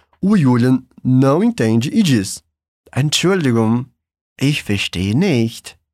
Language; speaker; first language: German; non-native, fluent; Portuguese